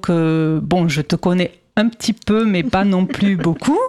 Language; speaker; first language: French; native; French